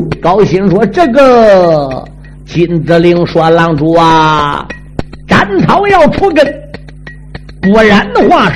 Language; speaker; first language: Chinese; native; Chinese